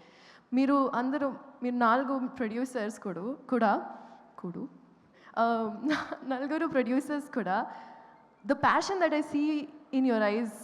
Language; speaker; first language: Telugu; non-native, fluent; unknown